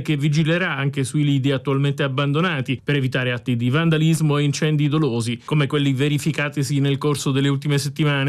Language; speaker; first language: Italian; native; Italian